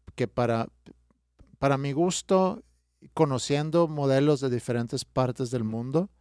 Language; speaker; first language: Spanish; non-native, fluent; Swedish